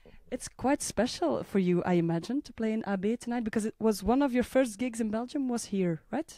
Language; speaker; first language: English; non-native, fluent; Dutch